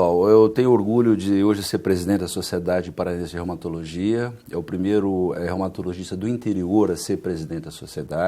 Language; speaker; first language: Portuguese; native; Portuguese